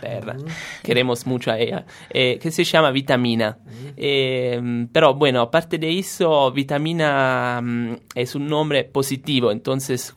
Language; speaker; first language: Spanish; non-native, fluent; Italian